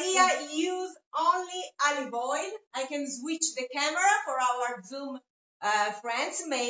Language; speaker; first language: English; non-native, fluent; Italian